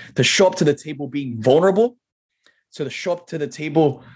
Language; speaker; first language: English; native; English